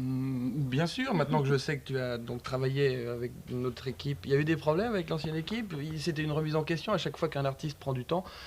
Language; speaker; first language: French; native; French